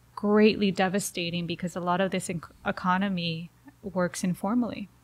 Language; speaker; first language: English; early bilingual, other home language; Spanish